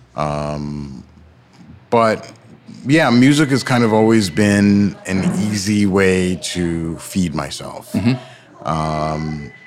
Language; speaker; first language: English; early bilingual, other home language; Yoruba